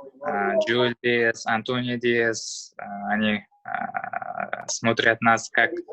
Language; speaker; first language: Russian; non-native, learner; Uzbek